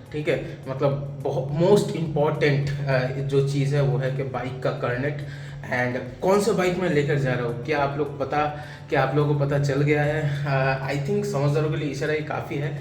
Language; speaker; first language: Hindi; non-native, local second language; Bangla